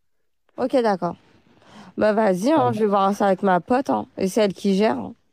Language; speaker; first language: French; early bilingual, other home language; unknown